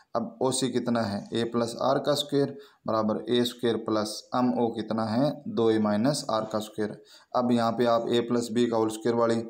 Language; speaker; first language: Hindi; native; Hindi